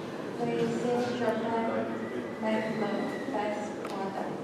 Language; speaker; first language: English; non-native, learner; Chinese